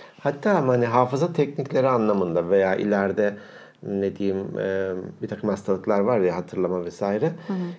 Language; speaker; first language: Turkish; native; Turkish